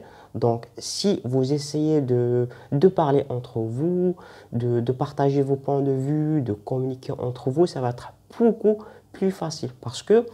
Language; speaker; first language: French; non-native, fluent; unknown